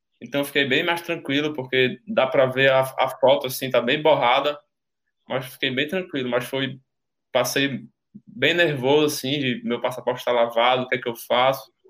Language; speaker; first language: Portuguese; native; Portuguese